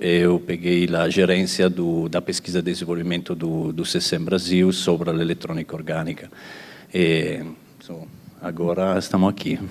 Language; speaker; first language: Portuguese; non-native, fluent; Italian